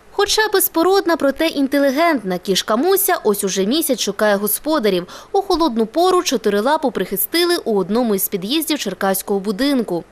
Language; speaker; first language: Ukrainian; native; Ukrainian